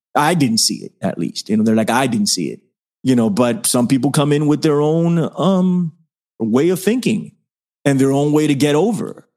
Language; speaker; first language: English; native; English